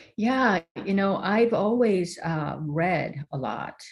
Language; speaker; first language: English; early bilingual, other home language; Korean